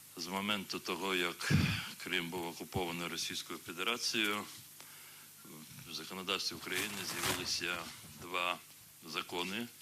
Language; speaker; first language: Ukrainian; non-native, local second language; Crimean Tatar